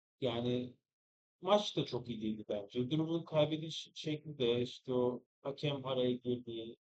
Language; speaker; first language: Turkish; native; Turkish